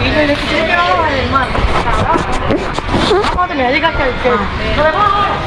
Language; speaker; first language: Spanish; native; Spanish